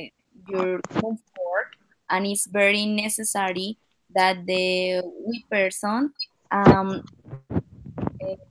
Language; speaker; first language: English; non-native, learner; Spanish